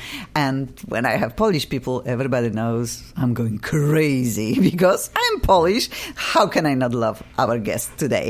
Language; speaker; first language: English; non-native, fluent; Polish